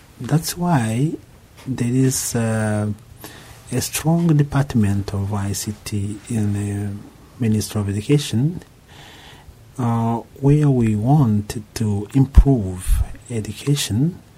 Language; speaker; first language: English; non-native, local second language; Kinyarwanda